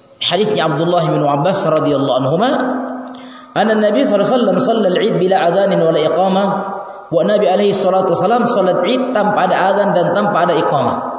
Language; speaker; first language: Indonesian; native; Indonesian